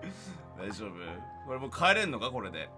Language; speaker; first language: Japanese; native; Japanese